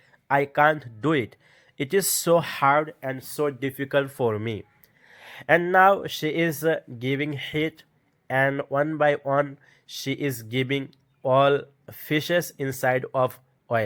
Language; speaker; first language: English; non-native, learner; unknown